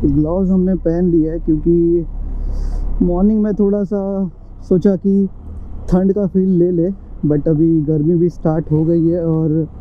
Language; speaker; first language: Hindi; non-native, local second language; Marathi